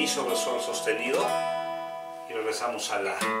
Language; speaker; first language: Spanish; native; Spanish